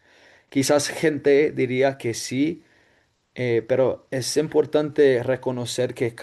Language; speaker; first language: Spanish; non-native, fluent; English